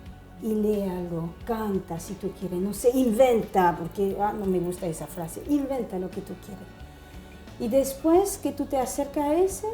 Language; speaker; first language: Spanish; non-native, fluent; French